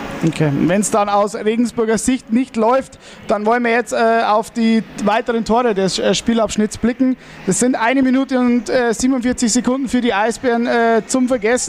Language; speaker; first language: German; native; German